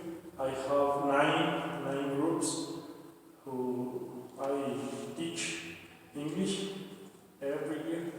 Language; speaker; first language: English; non-native, learner; Spanish